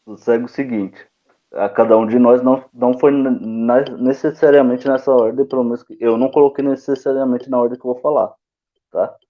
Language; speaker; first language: Portuguese; native; Portuguese